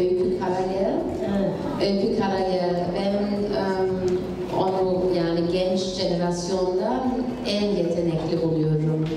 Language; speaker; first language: Turkish; non-native, fluent; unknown